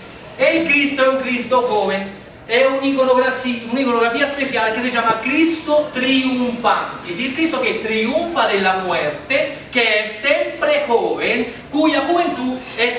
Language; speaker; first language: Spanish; non-native, fluent; Italian